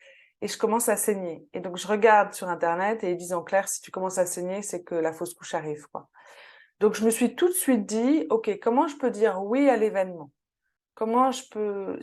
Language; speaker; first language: French; native; French